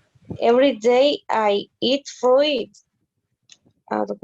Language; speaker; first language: English; non-native, learner; Spanish